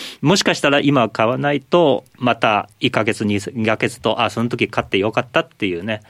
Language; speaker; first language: Japanese; non-native, fluent; Chinese